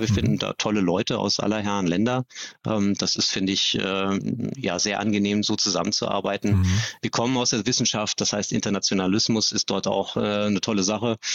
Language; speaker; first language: German; native; German